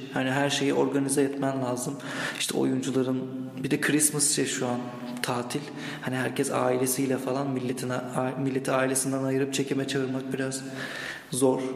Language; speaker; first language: Turkish; native; Turkish